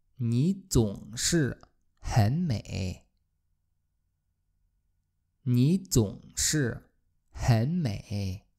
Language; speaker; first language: Chinese; non-native, fluent; Polish